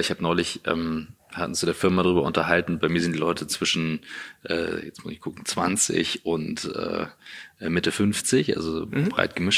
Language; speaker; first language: German; native; German